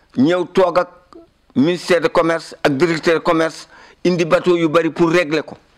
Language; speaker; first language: Wolof; non-native, local second language; Fula